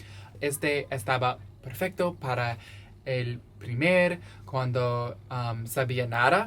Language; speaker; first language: Spanish; non-native, learner; English